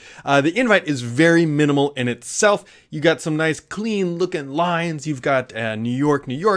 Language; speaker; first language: English; native; English